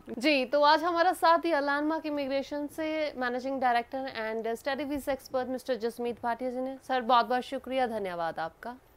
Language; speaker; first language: Hindi; non-native, local second language; Punjabi